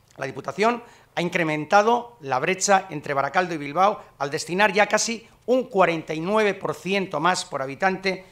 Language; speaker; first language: Spanish; native; Spanish